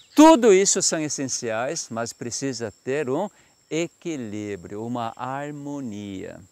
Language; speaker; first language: Portuguese; non-native, fluent; Korean